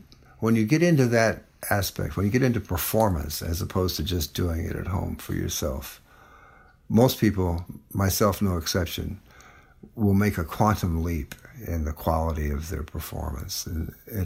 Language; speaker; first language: English; native; English